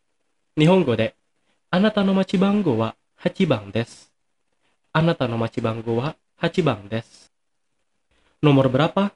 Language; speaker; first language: Japanese; non-native, fluent; Indonesian